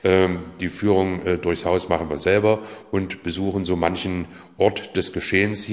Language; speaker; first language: German; native; German